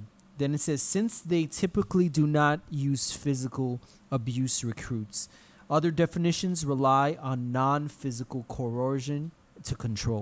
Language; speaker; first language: English; native; English